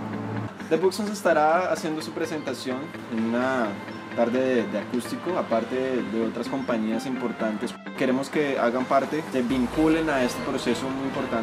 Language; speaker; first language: Spanish; native; Spanish